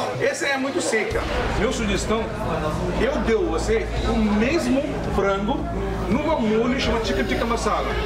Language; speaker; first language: Portuguese; non-native, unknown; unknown